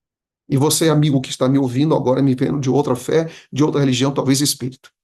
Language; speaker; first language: Portuguese; native; Portuguese